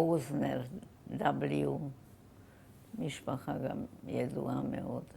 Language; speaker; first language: Hebrew; non-native, fluent; German